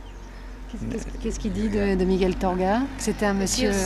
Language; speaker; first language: French; native; French